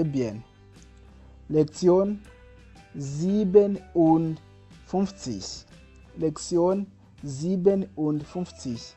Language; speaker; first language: German; non-native, fluent; Kinyarwanda